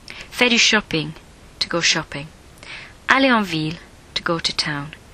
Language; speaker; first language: English; native; English